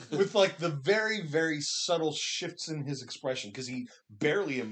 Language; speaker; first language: English; native; English